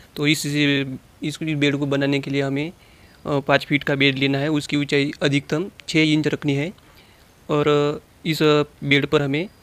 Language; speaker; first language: Hindi; non-native, local second language; Marathi